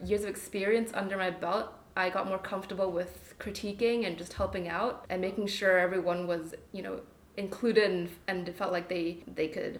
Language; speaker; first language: English; non-native, local second language; Cantonese